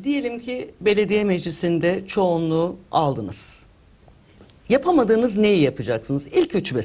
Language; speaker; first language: Turkish; native; Turkish